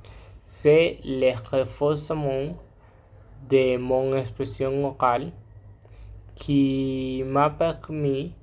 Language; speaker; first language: French; non-native, learner; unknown